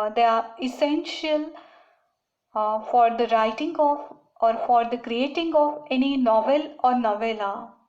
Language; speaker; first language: English; non-native, local second language; Marathi